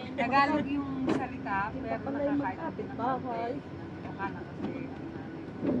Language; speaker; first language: Filipino; native; Filipino